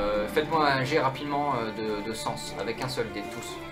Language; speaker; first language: French; native; French